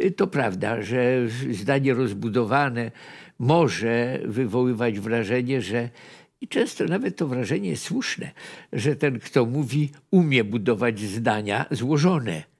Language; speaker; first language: Polish; native; Polish